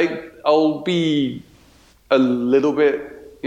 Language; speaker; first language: English; native; English